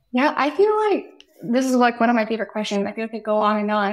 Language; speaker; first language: English; native; English